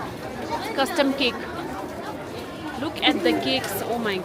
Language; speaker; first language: English; non-native, local second language; Tibetan